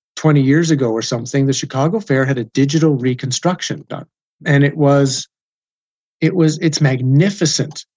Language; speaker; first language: English; native; English